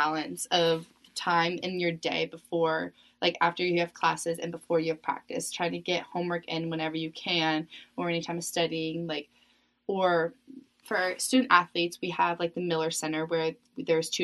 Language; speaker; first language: English; native; English